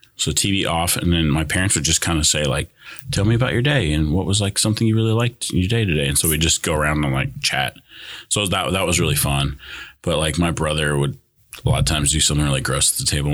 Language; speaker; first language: English; early bilingual, other home language; Spanish